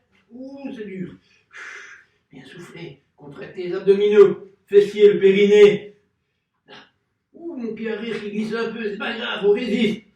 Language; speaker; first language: French; native; French